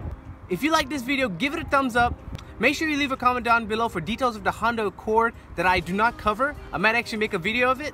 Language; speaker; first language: English; native; English